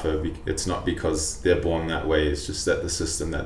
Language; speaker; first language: English; native; English